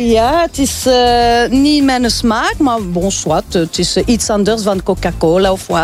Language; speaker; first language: Dutch; non-native, local second language; French